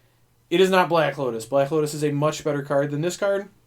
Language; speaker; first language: English; native; English